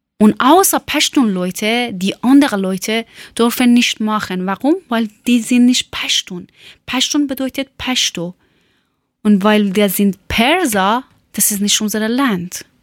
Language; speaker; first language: German; non-native, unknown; Persian